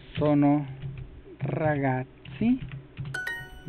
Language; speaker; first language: Italian; non-native, learner; Spanish